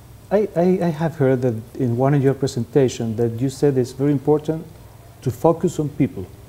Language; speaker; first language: English; non-native, fluent; Spanish